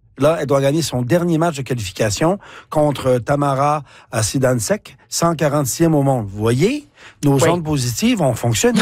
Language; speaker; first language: French; native; French